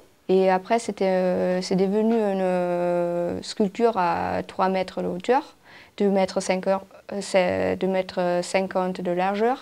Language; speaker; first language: French; non-native, fluent; German